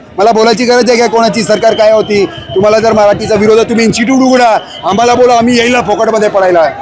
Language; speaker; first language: Marathi; non-native, local second language; Rajasthani